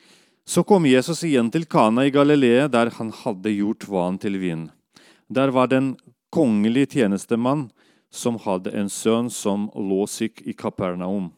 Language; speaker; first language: Norwegian; non-native, fluent; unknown